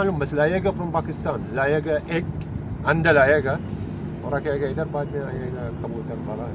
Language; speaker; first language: Hindi; non-native, learner; Arabic